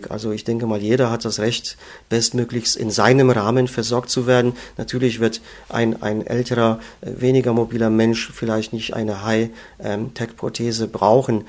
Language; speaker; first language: German; native; German